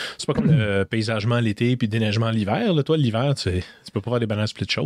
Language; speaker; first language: French; native; French